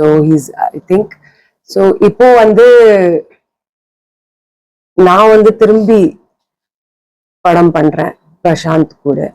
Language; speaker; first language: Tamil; non-native, fluent; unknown